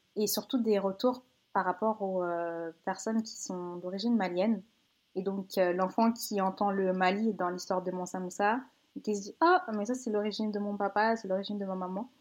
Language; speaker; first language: French; native; French